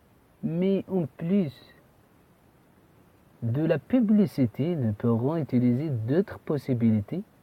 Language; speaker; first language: French; non-native, fluent; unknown